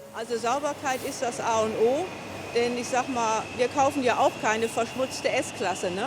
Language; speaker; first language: German; native; German